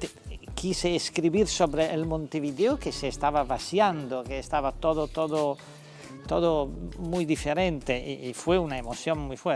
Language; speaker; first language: Spanish; non-native, fluent; Italian